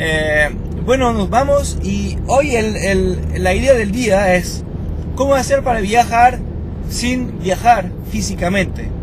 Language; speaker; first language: Spanish; non-native, fluent; French